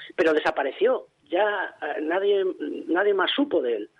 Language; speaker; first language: Spanish; native; Spanish